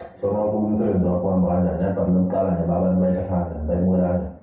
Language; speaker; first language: Zulu; native; Zulu